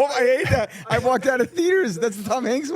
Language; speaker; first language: English; native; English